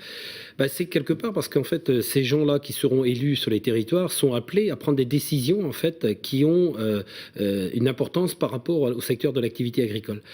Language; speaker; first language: French; native; French